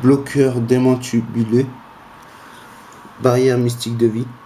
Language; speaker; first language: French; native; French